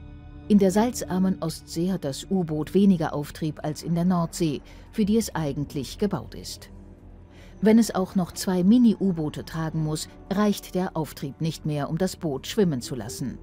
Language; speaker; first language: German; native; German